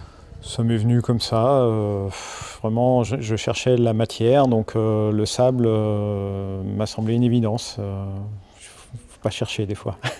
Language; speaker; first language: French; native; French